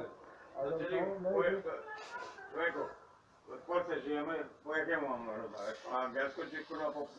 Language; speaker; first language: Polish; native; Polish